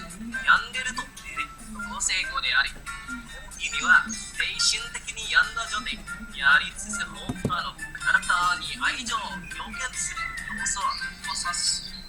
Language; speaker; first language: Japanese; non-native, learner; Indonesian